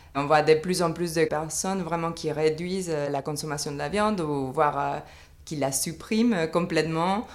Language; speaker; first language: French; non-native, fluent; Spanish